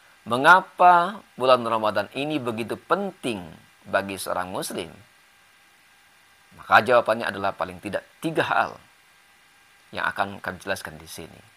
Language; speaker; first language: Indonesian; native; Indonesian